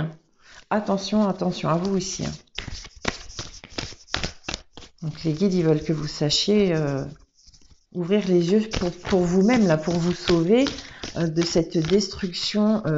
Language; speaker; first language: French; native; French